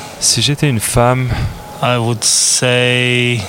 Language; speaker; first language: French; non-native, learner; English